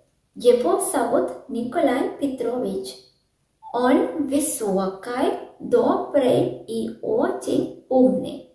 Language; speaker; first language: Russian; non-native, learner; Sinhala